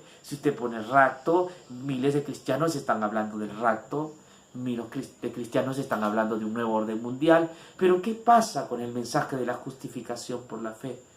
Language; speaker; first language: Spanish; native; Spanish